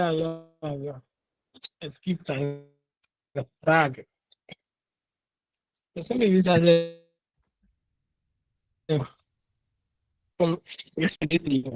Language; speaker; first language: German; non-native, learner; Akan